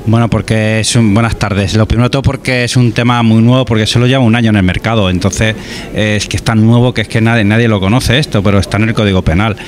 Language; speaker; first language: Spanish; native; Spanish